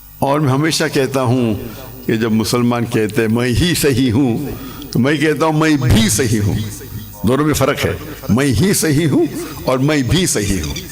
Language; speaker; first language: Urdu; non-native, local second language; English